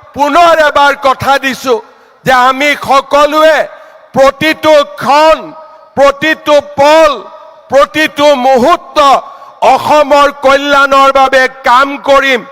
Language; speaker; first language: Assamese; native; Assamese